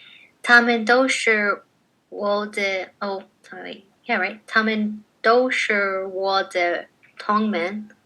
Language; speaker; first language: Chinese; non-native, learner; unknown